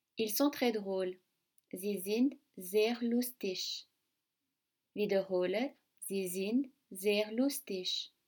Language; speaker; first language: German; non-native, fluent; French